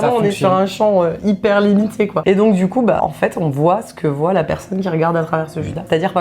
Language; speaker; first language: French; native; French